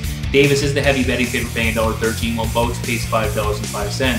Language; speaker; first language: English; native; English